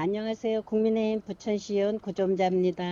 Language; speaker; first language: Korean; native; Korean